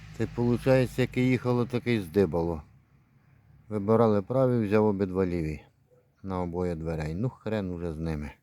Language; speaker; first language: Ukrainian; native; Ukrainian